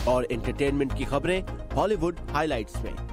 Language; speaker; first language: Urdu; native; Urdu